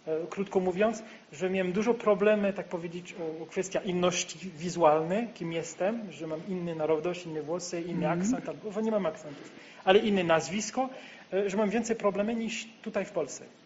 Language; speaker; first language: Polish; non-native, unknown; French